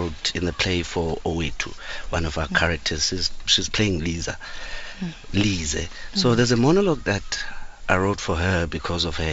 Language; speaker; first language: English; non-native, local second language; Xhosa